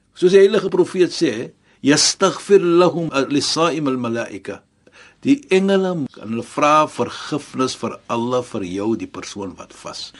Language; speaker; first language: Afrikaans; non-native, fluent; Arabic